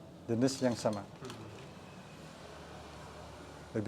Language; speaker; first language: Indonesian; non-native, local second language; Balinese